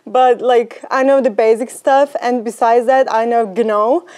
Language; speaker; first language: English; non-native, fluent; Turkish